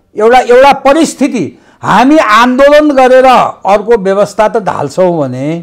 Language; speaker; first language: Nepali; native; Nepali